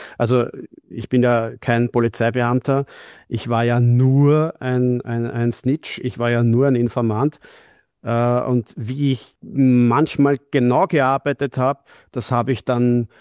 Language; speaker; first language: German; native; German